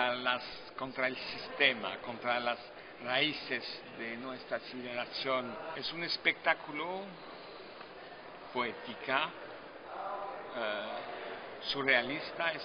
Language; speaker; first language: Spanish; non-native, fluent; French